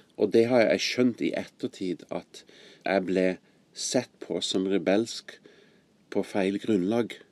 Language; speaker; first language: Norwegian; non-native, fluent; English